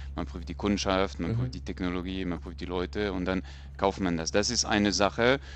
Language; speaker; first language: German; non-native, fluent; French